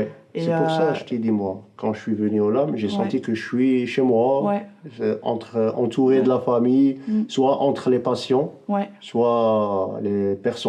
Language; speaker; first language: French; non-native, fluent; Arabic